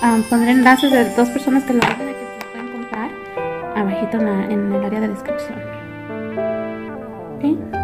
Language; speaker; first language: Spanish; early bilingual, heritage; Spanish